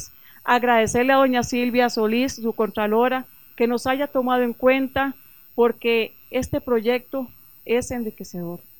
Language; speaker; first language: Spanish; native; Spanish